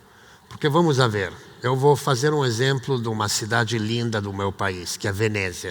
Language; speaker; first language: Portuguese; non-native, fluent; Italian